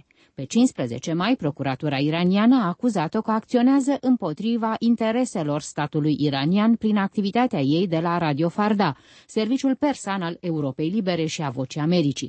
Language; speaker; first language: Romanian; native; Romanian